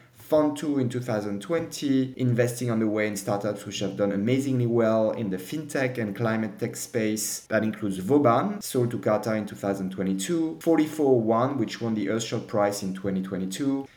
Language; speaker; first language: English; non-native, fluent; French